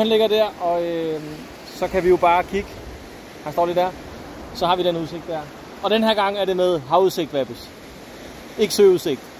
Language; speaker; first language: Danish; native; Danish